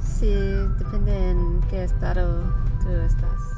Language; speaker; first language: Spanish; non-native, learner; English